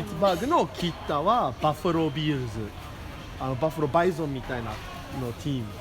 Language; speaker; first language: Japanese; non-native, learner; English